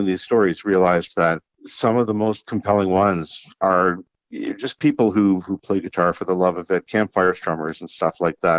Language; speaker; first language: English; native; English